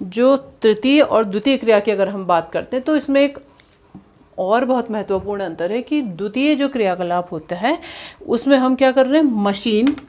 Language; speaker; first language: Hindi; native; Hindi